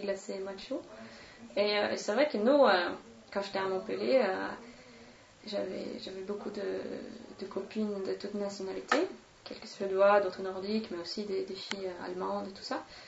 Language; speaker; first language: French; non-native, fluent; Swedish